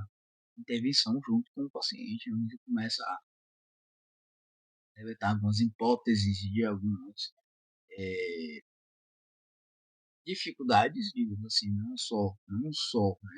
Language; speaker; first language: Portuguese; native; Portuguese